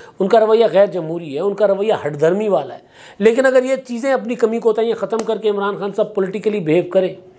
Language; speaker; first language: Urdu; non-native, local second language; Sindhi